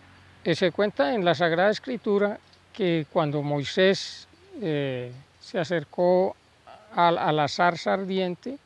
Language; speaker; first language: Spanish; native; Spanish